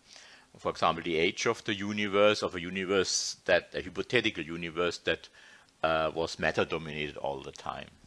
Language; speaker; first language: English; non-native, fluent; German